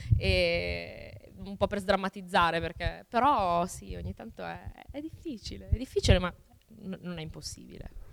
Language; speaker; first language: Italian; early bilingual, other home language; Albanian